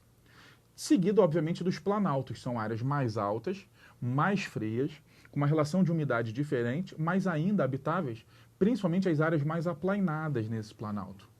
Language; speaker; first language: Portuguese; native; Portuguese